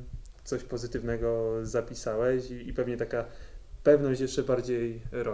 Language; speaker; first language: Polish; native; Polish